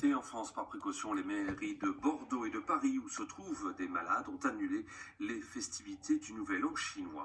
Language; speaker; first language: French; native; French